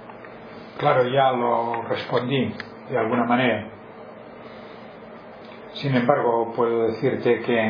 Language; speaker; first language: Spanish; native; Spanish